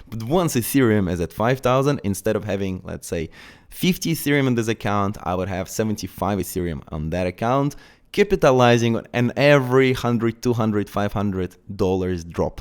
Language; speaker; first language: English; non-native, fluent; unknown